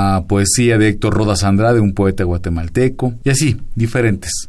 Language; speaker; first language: Spanish; native; Spanish